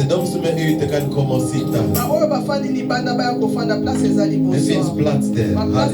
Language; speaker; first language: Swedish; non-native, fluent; Lingala